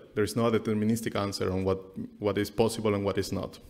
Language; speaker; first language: English; non-native, fluent; Spanish